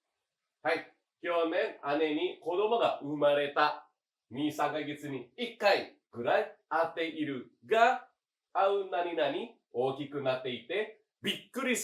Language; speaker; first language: Japanese; non-native, fluent; Indonesian